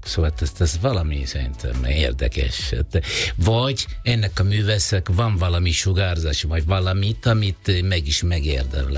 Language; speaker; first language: Hungarian; non-native, fluent; Italian